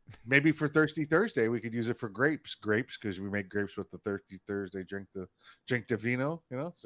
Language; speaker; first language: English; native; English